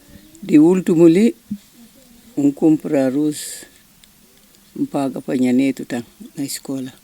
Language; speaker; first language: Portuguese; non-native, learner; Upper Guinea Crioulo